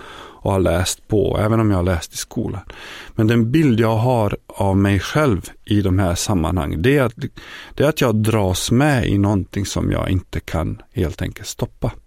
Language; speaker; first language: Swedish; non-native, fluent; Bosnian